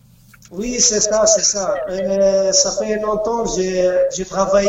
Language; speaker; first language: French; non-native, learner; Arabic